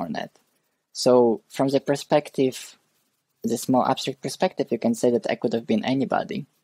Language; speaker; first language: English; non-native, fluent; Russian